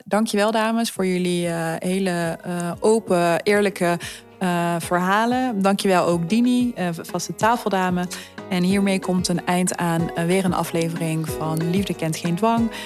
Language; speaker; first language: Dutch; native; Dutch